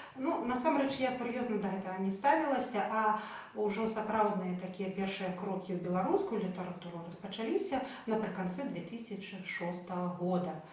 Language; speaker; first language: Belarusian; native; Belarusian